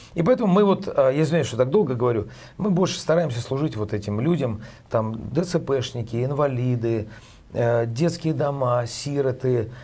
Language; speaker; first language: Russian; native; Russian